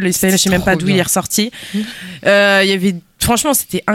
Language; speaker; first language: French; early bilingual, other home language; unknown